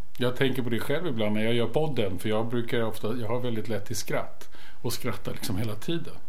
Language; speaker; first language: Swedish; native; Swedish